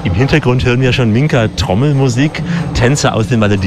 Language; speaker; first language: German; native; German